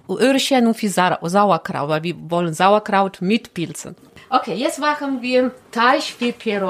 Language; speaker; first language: German; non-native, learner; Polish